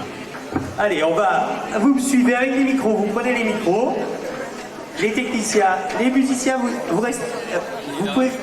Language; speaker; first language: French; native; French